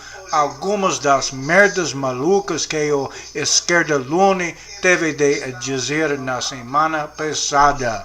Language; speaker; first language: Portuguese; non-native, learner; English